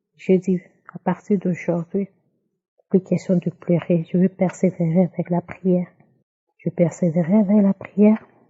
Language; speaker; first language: French; non-native, local second language; Lingala